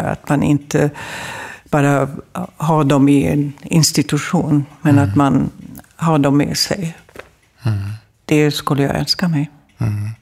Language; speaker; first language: Swedish; non-native, fluent; German